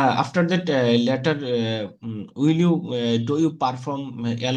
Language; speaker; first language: English; non-native, fluent; Bangla